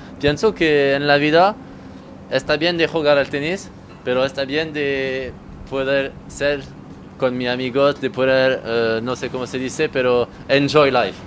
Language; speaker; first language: Spanish; non-native, learner; French